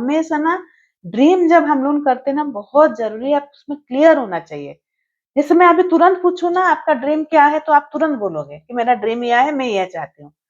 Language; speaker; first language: Hindi; non-native, local second language; Odia